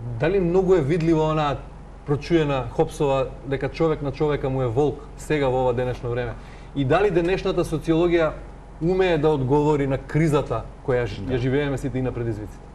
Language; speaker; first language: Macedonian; native; Macedonian